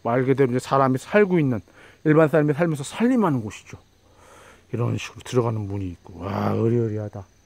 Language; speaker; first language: Korean; native; Korean